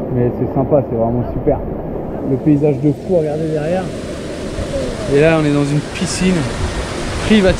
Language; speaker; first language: French; native; French